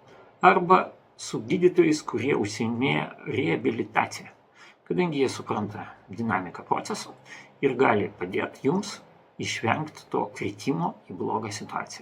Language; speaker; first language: Lithuanian; non-native, local second language; Russian